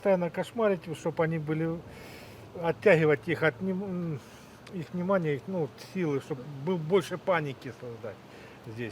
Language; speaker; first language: Russian; native; Russian